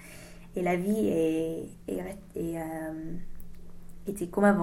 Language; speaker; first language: French; non-native, learner; English